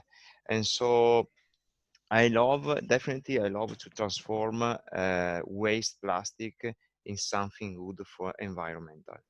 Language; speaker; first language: English; non-native, learner; Italian